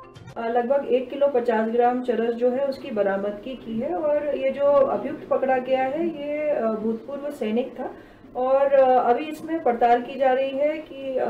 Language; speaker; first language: Hindi; native; Hindi